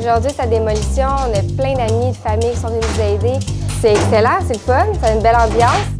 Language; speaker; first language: French; native; French